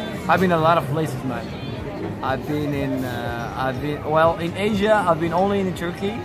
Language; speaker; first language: English; non-native, fluent; Arabic